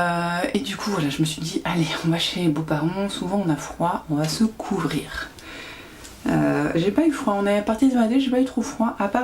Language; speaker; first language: French; native; French